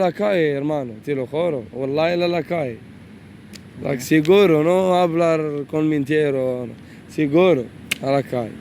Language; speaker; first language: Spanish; non-native, learner; Arabic